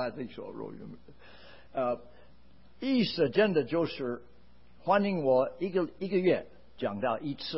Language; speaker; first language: Chinese; non-native, fluent; English